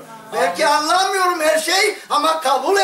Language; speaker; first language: Turkish; non-native, fluent; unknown